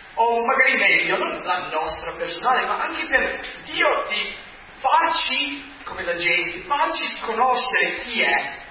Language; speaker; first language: Italian; non-native, fluent; English